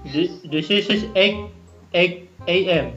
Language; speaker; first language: English; non-native, learner; Indonesian